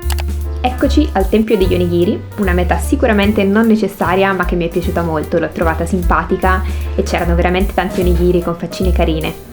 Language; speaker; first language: Italian; native; Italian